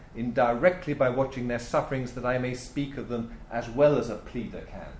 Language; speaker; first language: English; native; English